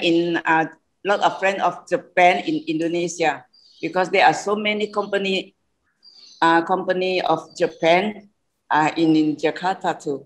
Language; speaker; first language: English; non-native, fluent; Indonesian